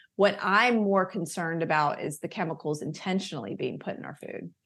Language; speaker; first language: English; native; English